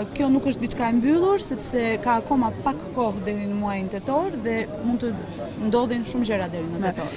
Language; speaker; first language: Albanian; native; Albanian